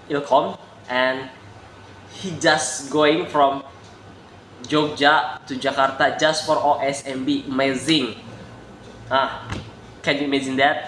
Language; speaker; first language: English; non-native, learner; Indonesian